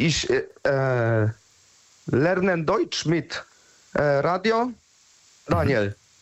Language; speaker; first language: German; non-native, learner; Polish